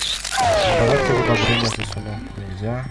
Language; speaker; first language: Russian; native; Russian